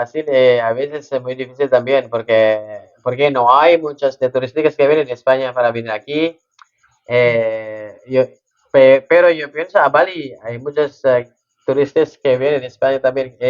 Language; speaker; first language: Spanish; non-native, learner; Indonesian